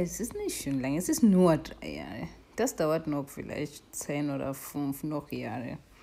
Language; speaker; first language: German; non-native, learner; North Ndebele